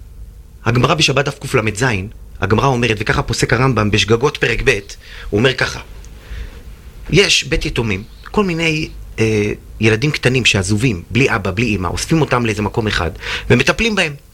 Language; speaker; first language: Hebrew; native; Hebrew